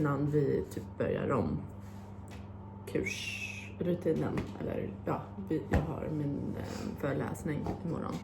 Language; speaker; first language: Swedish; non-native, fluent; English